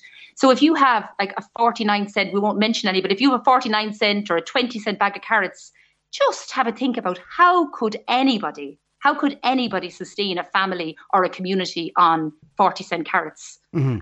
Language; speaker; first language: English; native; English